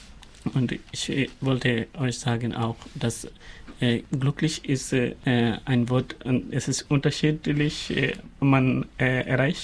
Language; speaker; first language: German; non-native, learner; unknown